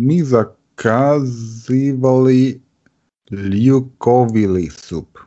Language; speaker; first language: Russian; non-native, learner; German